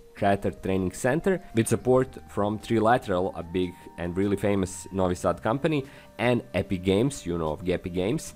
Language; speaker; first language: English; non-native, fluent; Serbian